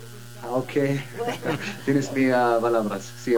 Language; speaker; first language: Spanish; non-native, learner; Arabic